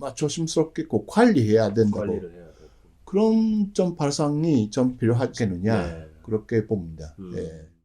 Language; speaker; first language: Korean; non-native, fluent; Japanese